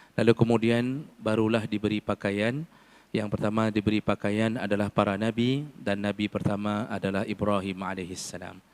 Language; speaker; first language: Malay; non-native, local second language; Achinese